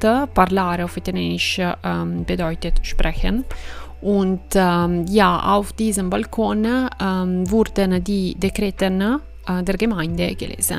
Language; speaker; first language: German; non-native, fluent; Italian